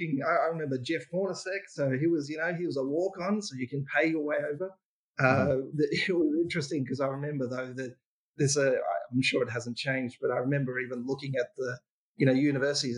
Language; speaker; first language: English; native; English